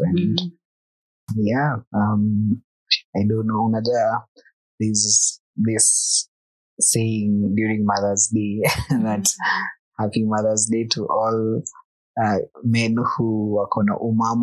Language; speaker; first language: English; non-native, local second language; Swahili